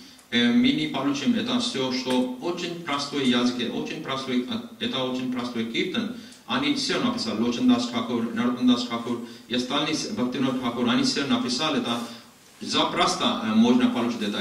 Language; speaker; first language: Russian; non-native, learner; Hindi